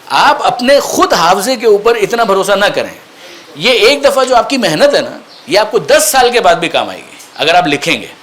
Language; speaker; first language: Urdu; non-native, local second language; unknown